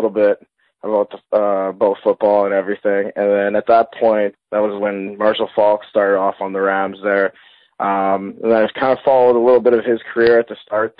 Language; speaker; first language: English; native; English